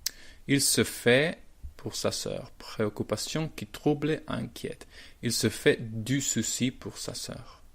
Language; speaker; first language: French; non-native, learner; Spanish